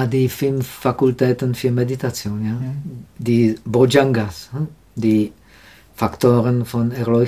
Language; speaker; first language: German; non-native, learner; Czech